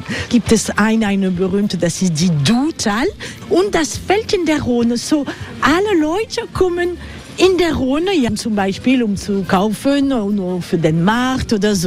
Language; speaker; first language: German; non-native, learner; French